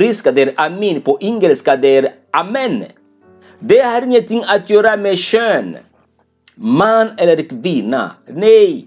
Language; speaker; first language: Swedish; non-native, fluent; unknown